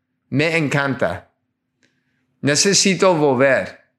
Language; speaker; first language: Spanish; non-native, learner; English